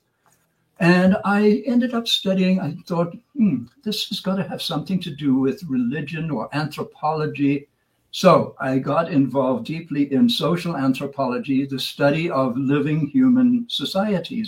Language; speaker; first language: English; native; English